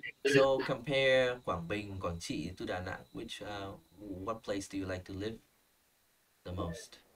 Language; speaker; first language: English; non-native, fluent; Vietnamese